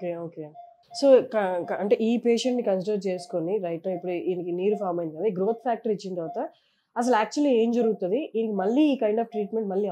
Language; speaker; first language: Telugu; native; Telugu